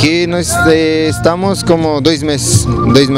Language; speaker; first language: Portuguese; non-native, learner; Spanish